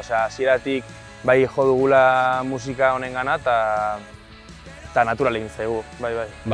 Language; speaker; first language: Basque; native; Basque